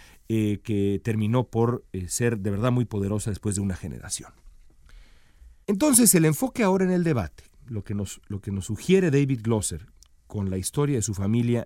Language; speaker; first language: Spanish; native; Spanish